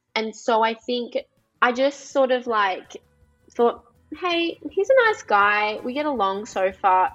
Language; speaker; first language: English; early bilingual, other home language; Greek